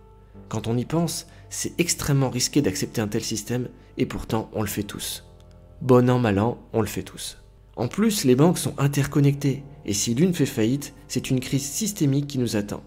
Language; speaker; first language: French; native; French